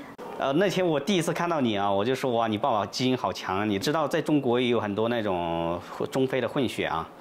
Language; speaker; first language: Chinese; native; Chinese